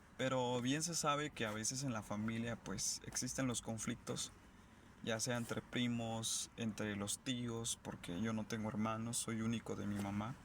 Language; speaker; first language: Spanish; non-native, local second language; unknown